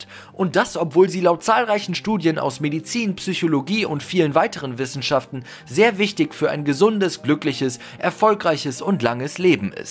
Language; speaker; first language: German; native; German